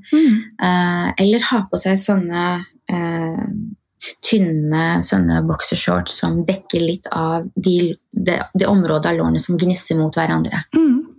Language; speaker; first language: Norwegian; early bilingual, other home language; Arabic